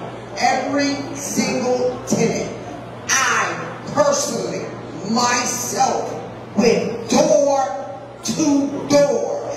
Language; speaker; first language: English; native; English